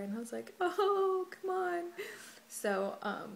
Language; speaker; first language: English; native; English